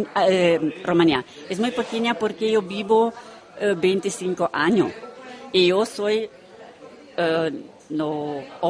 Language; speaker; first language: Spanish; non-native, learner; Romanian